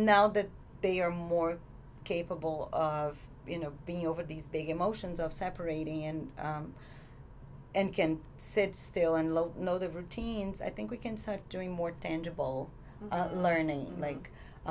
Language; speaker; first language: English; non-native, fluent; Portuguese